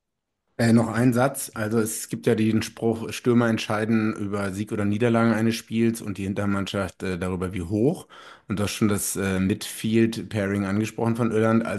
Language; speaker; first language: German; native; German